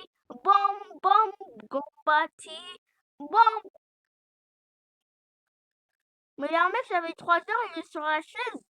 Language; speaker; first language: French; native; French